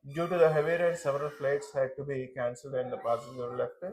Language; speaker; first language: English; non-native, local second language; Telugu